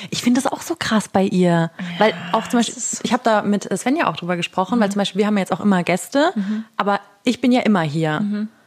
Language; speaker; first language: German; native; German